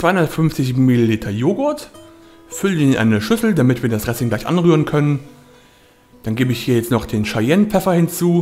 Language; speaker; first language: German; native; German